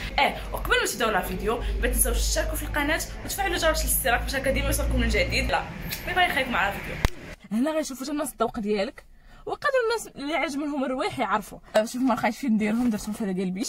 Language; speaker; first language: Arabic; native; Arabic